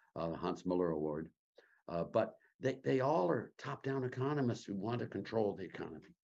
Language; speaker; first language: English; native; English